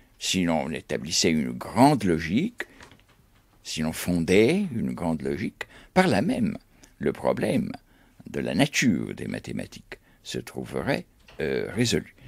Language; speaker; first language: French; native; French